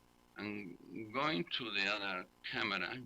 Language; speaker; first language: English; non-native, learner; Spanish